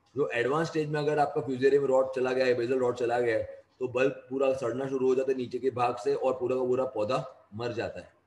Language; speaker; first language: Hindi; non-native, local second language; Gujarati